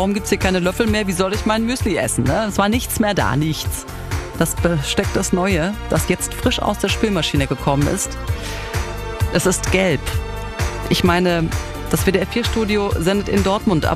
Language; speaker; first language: German; native; German